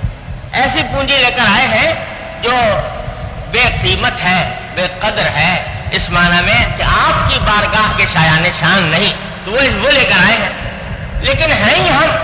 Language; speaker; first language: Urdu; native; Urdu